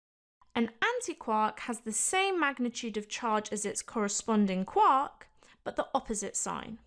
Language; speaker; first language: English; native; English